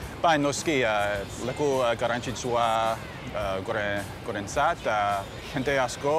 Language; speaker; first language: Basque; non-native, learner; English